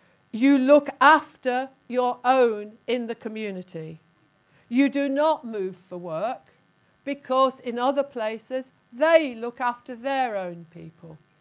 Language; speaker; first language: English; native; English